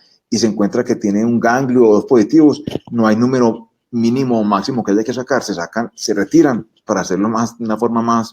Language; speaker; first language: Spanish; native; Spanish